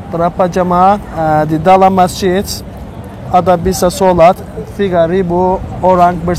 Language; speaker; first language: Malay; non-native, learner; Turkish